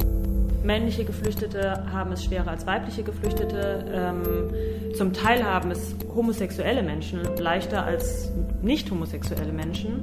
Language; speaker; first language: German; native; German